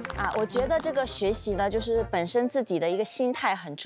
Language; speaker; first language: Chinese; native; Chinese